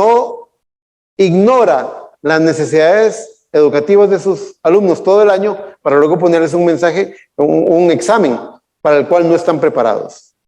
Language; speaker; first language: Spanish; native; Spanish